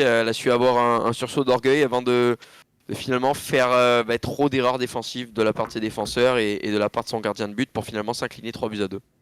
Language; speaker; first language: French; native; French